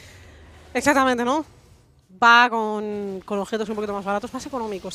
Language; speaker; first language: Spanish; native; Spanish